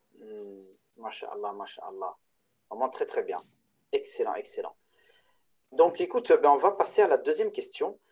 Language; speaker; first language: French; non-native, local second language; Arabic